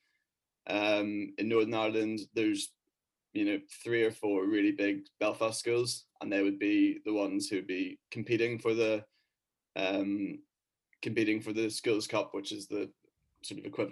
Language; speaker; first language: English; native; English